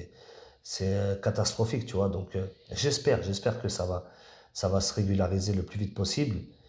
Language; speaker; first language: French; native; French